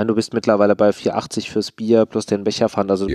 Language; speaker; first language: German; native; German